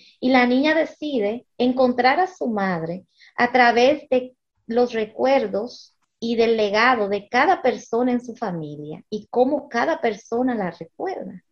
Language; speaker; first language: Spanish; early bilingual, heritage; Spanish